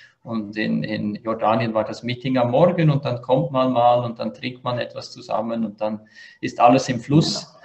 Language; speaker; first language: German; native; German